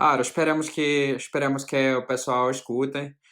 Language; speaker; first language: Portuguese; non-native, fluent; Spanish